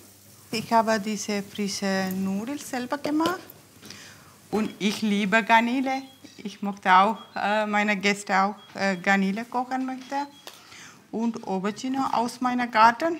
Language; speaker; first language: German; non-native, learner; Tamil